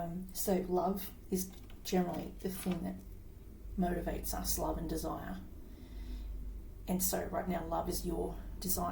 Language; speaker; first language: English; native; English